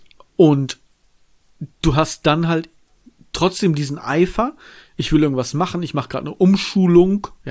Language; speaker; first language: German; native; German